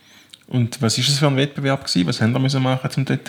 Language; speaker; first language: German; native; German